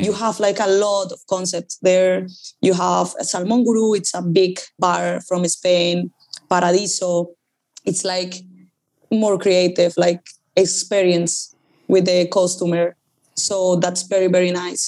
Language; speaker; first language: English; non-native, learner; Spanish